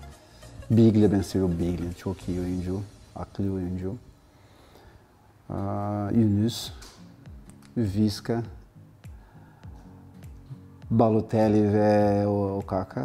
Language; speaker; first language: Turkish; non-native, learner; Portuguese